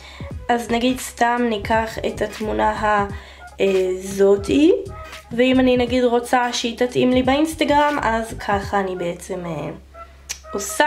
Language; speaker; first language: Hebrew; native; Hebrew